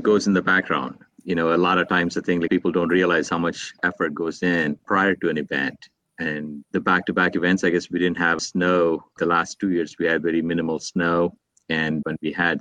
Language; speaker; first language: English; non-native, local second language; Telugu